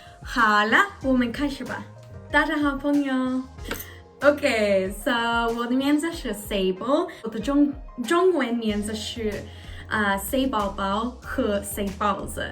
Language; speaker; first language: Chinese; non-native, learner; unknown